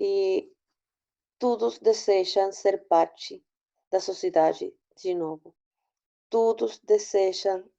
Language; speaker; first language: Portuguese; non-native, fluent; Spanish